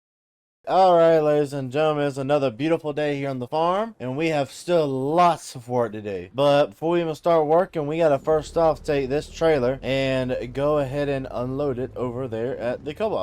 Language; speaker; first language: English; native; English